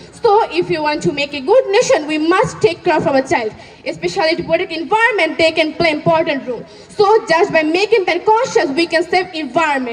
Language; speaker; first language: English; non-native, learner; Bangla